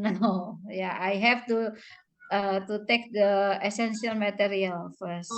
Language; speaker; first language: English; non-native, fluent; Indonesian